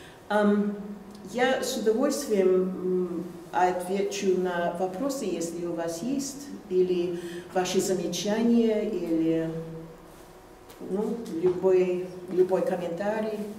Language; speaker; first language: Russian; non-native, fluent; English